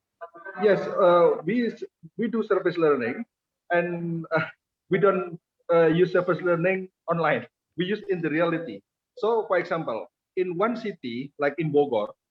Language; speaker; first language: English; non-native, fluent; Indonesian